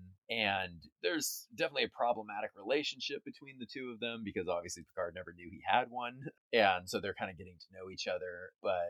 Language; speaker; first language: English; native; English